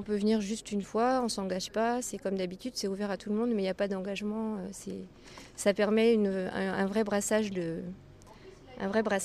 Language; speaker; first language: French; native; French